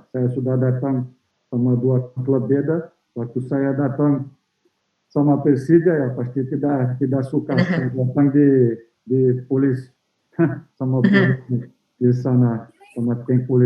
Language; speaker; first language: Indonesian; non-native, fluent; Portuguese